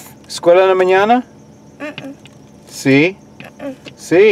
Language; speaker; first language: Spanish; non-native, learner; English